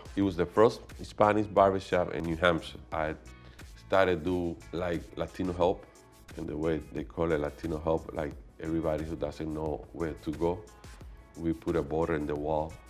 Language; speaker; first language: English; non-native, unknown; Spanish